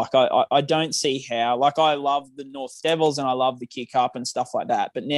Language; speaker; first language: English; native; English